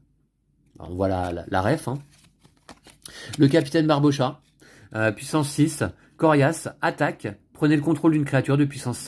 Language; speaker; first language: French; native; French